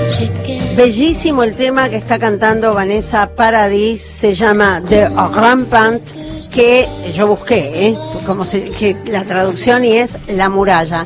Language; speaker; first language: Spanish; native; Spanish